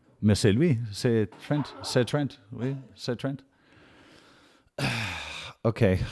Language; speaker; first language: French; non-native, fluent; English